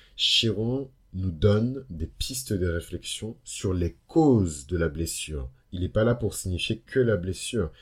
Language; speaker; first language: French; early bilingual, other home language; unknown